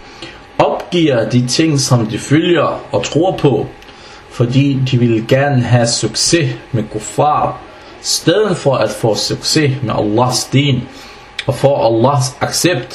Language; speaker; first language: Danish; non-native, fluent; Arabic